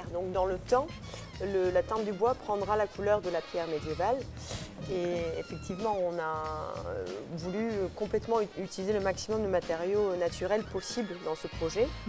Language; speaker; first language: French; native; French